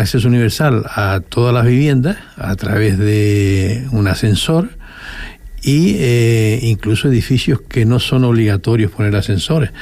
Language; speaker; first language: Spanish; native; Spanish